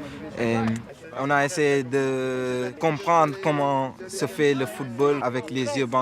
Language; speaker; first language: French; early bilingual, heritage; Italian